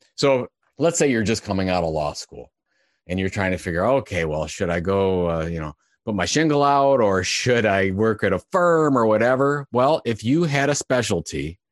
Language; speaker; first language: English; native; English